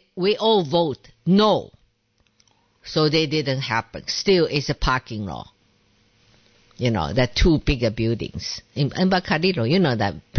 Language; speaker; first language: English; non-native, learner; Chinese